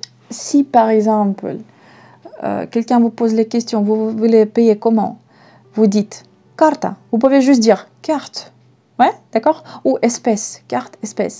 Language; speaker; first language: French; non-native, fluent; Russian